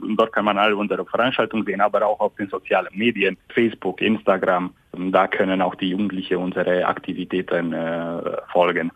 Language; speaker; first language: German; non-native, fluent; Hungarian